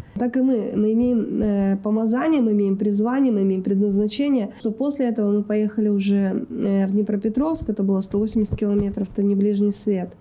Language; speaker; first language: Russian; native; Russian